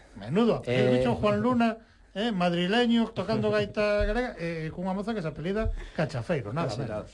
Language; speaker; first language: Galician; native; Galician